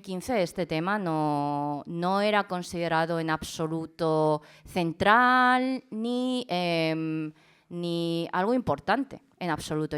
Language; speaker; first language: Spanish; early bilingual, other home language; Chinese